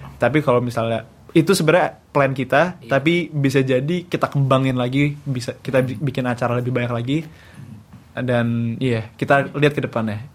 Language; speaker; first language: Indonesian; native; Indonesian